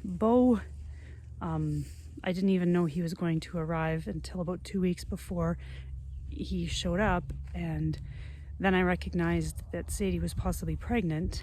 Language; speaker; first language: English; native; English